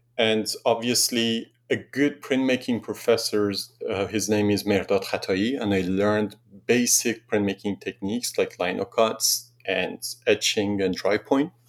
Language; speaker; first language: English; non-native, fluent; Persian